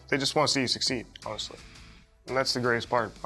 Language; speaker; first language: English; native; English